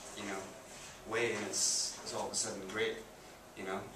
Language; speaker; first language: English; native; English